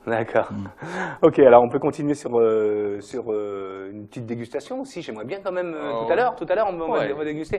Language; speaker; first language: French; native; French